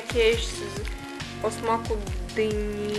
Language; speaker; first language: Polish; non-native, fluent; Ukrainian